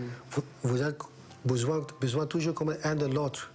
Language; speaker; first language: French; non-native, fluent; Greek